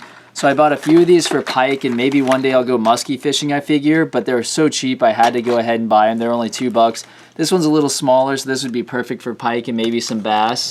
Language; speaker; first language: English; native; English